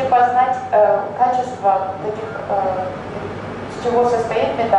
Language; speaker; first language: Russian; native; Russian